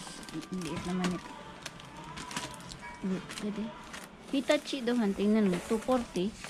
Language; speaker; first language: Filipino; native; Filipino